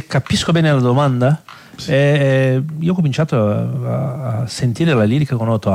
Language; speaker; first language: Italian; non-native, fluent; Portuguese